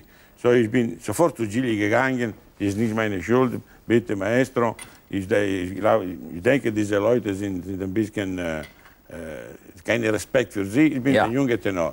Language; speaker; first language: German; non-native, learner; Italian